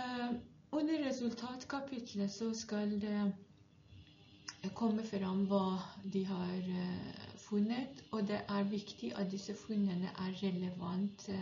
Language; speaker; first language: Norwegian; non-native, fluent; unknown